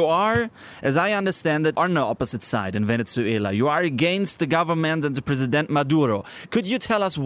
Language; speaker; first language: English; non-native, fluent; German